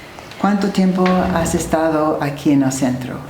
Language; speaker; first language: Spanish; non-native, fluent; English